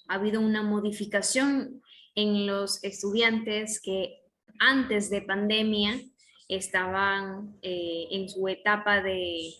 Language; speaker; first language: Spanish; native; Spanish